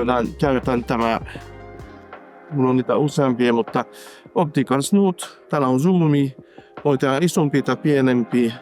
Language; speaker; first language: Finnish; non-native, fluent; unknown